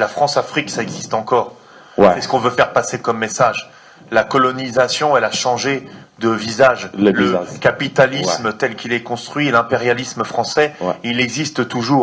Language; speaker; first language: French; native; French